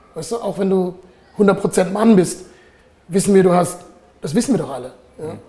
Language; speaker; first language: German; native; German